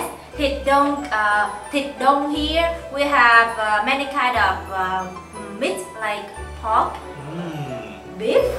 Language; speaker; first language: English; non-native, fluent; Vietnamese